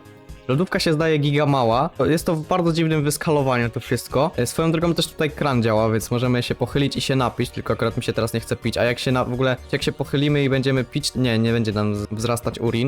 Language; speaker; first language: Polish; native; Polish